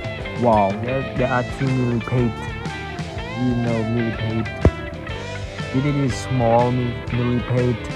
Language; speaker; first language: English; non-native, learner; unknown